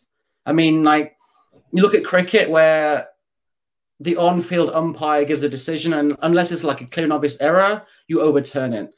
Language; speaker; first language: English; native; English